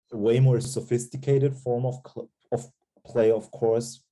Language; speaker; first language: English; non-native, fluent; German